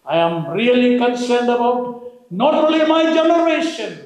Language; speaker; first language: English; non-native, local second language; Malayalam